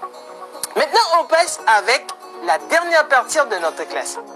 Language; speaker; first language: French; non-native, fluent; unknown